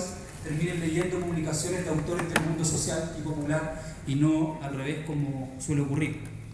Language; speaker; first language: Spanish; native; Spanish